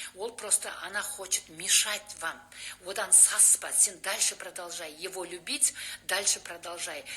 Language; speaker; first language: Russian; non-native, local second language; Kazakh